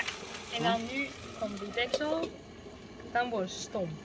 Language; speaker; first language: Dutch; non-native, learner; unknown